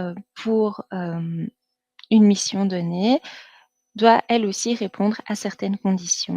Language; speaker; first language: French; native; French